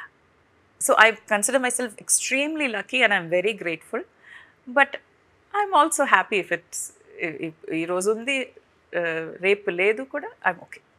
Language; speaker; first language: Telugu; non-native, fluent; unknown